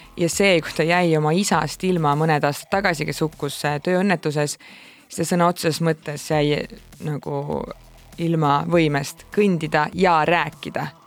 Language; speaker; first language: Estonian; native; Estonian